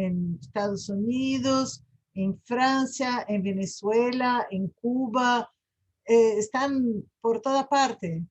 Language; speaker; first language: Spanish; non-native, fluent; Portuguese